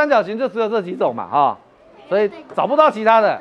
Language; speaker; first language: Chinese; native; Chinese